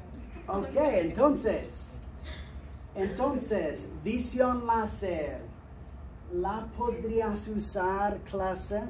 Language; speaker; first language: Spanish; non-native, fluent; English